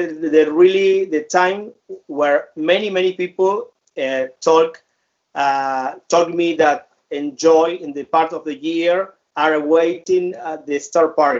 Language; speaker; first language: English; non-native, fluent; Spanish